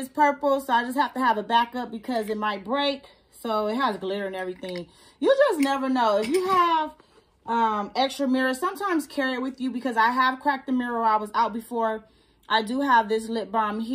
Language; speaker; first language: English; native; English